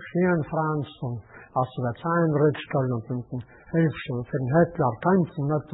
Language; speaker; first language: German; native; German